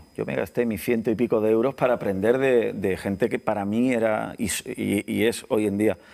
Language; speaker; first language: Spanish; native; Spanish